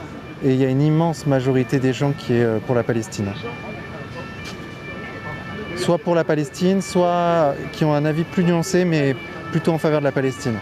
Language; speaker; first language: French; native; French